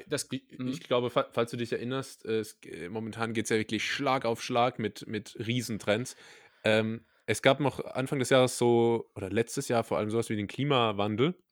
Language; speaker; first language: German; native; German